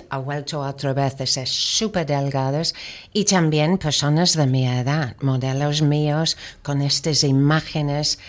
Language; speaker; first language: Spanish; non-native, fluent; English